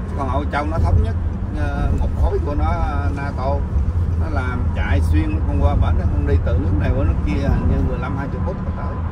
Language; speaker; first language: Vietnamese; native; Vietnamese